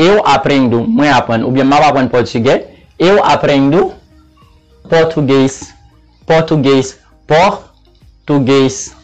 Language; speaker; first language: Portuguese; non-native, learner; Haitian Creole